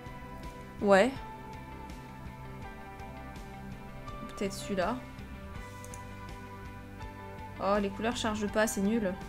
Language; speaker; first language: French; native; French